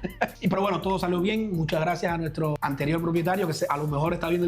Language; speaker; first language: Spanish; native; Spanish